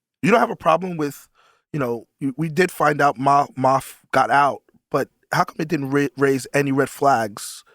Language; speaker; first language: English; native; English